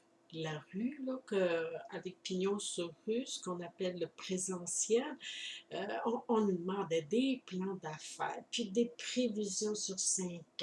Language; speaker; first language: French; native; French